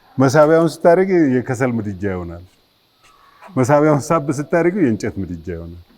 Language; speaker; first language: Amharic; native; Amharic